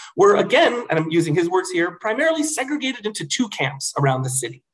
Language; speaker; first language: English; native; English